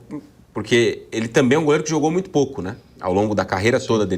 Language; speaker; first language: Portuguese; native; Portuguese